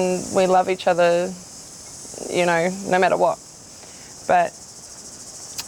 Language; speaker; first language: English; native; English